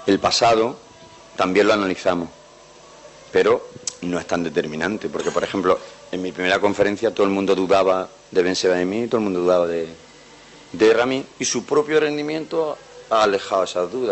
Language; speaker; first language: Spanish; native; Spanish